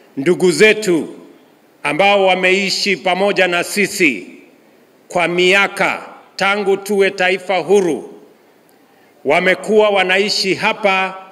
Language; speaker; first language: Swahili; non-native, local second language; Kalenjin